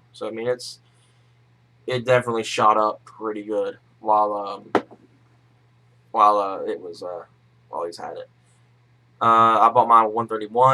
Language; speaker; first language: English; native; English